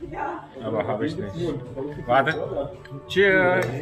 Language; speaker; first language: German; non-native, learner; Urdu